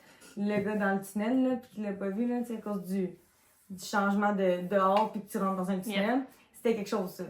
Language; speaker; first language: French; native; French